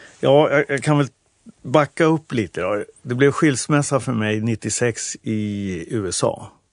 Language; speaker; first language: Swedish; native; Swedish